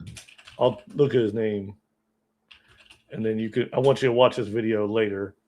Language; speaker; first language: English; native; English